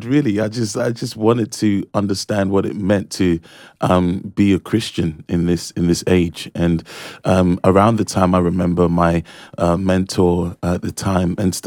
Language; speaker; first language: English; early bilingual, other home language; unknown